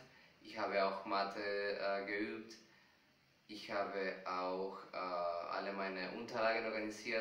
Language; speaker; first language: German; non-native, fluent; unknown